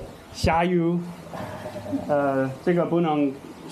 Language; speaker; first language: Chinese; non-native, learner; English